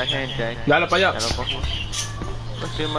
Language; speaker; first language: Spanish; native; Spanish